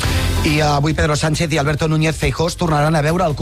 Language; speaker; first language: Catalan; native; Catalan